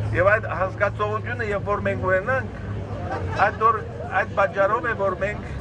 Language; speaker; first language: Armenian; early bilingual, heritage; Armenian